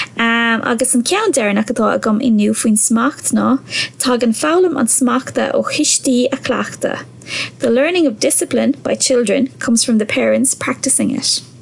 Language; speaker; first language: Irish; non-native, local second language; English